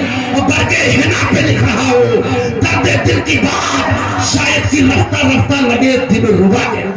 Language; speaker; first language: Hindi; native; Hindi